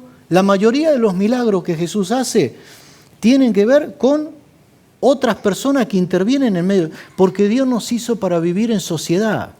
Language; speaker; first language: Spanish; native; Spanish